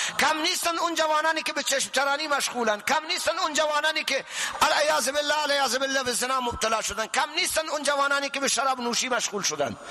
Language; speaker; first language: Persian; non-native, local second language; Baluchi